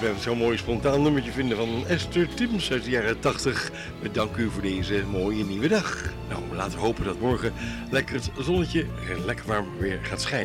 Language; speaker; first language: Dutch; native; Dutch